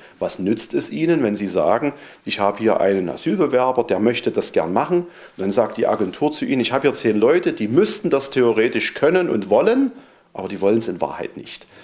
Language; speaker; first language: German; native; German